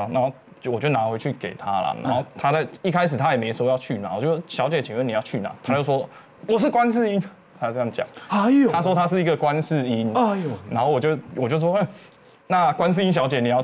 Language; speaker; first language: Chinese; native; Chinese